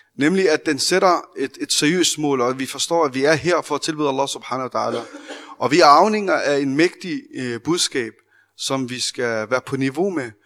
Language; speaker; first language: Danish; early bilingual, other home language; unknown